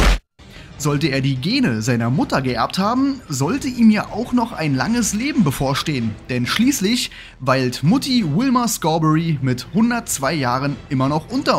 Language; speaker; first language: German; native; German